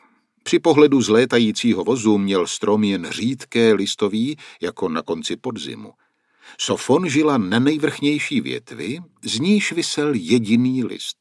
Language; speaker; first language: Czech; native; Czech